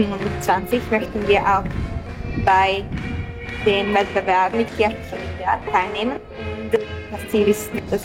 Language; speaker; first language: German; non-native, learner; Hungarian